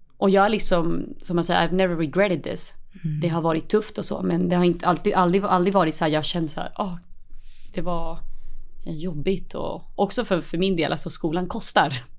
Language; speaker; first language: Swedish; early bilingual, other home language; Spanish